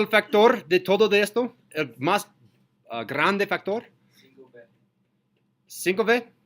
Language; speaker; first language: Spanish; non-native, learner; English